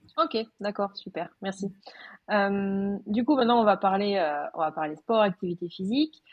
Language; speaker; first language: French; native; French